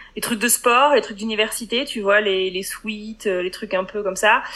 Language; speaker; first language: French; native; French